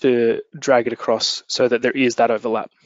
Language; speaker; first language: English; native; English